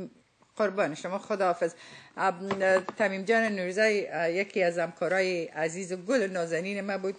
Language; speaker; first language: Persian; native; Persian